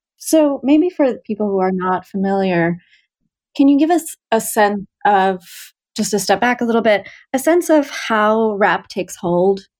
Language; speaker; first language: English; native; English